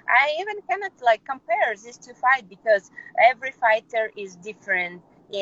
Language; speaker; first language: English; non-native, fluent; Russian